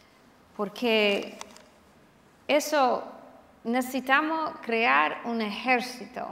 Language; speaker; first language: Spanish; non-native, fluent; English